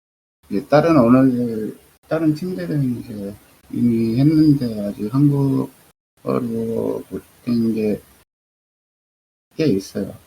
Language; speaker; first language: Korean; early bilingual, heritage; Korean